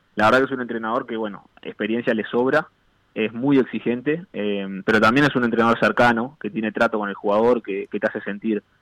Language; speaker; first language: Spanish; native; Spanish